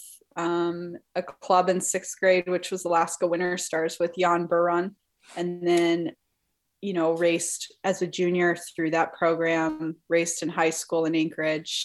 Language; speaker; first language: English; native; English